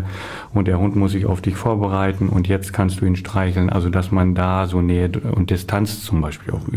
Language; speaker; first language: German; native; German